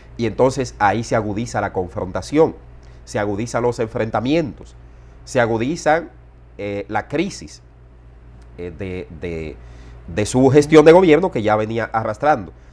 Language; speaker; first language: Spanish; native; Spanish